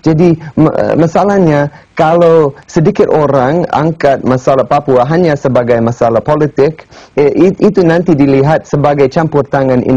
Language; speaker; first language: Indonesian; non-native, fluent; English